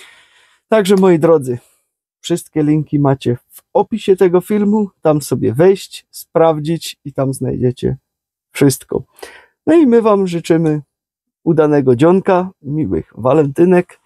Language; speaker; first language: Polish; native; Polish